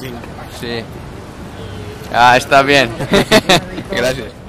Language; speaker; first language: Spanish; non-native, learner; Swedish